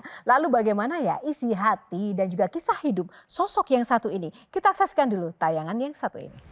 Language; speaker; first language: Indonesian; native; Indonesian